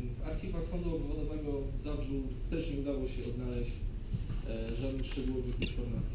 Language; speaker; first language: Polish; native; Polish